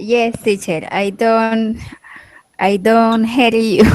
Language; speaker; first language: English; non-native, learner; Spanish